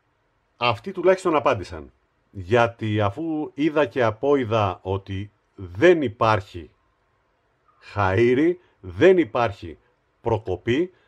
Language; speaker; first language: Greek; native; Greek